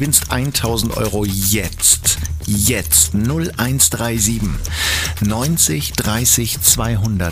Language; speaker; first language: German; native; German